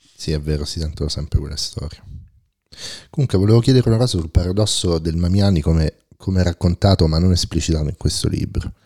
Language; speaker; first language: Italian; native; Italian